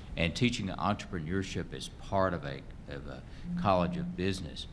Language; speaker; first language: English; native; English